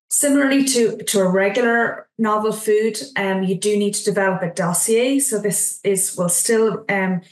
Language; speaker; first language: English; native; English